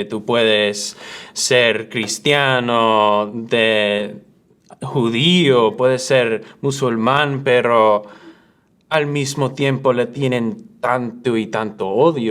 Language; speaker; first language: Spanish; early bilingual, other home language; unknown